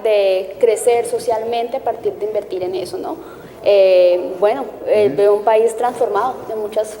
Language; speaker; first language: Spanish; native; Spanish